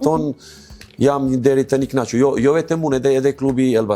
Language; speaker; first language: Albanian; non-native, learner; Serbian